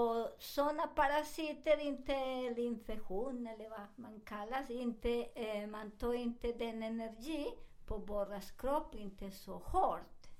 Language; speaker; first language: Swedish; non-native, fluent; Spanish